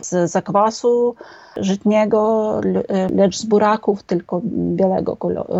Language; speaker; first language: Polish; non-native, fluent; Ukrainian